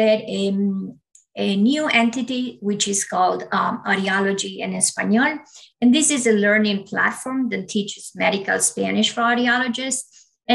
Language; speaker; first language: English; non-native, fluent; Spanish